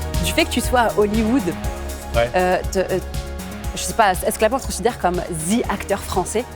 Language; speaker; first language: French; non-native, local second language; Arabic